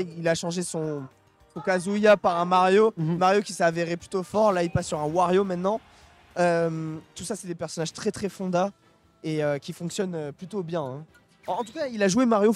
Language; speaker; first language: French; native; French